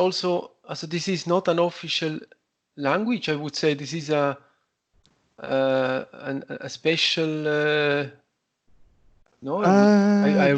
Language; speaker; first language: English; non-native, learner; Italian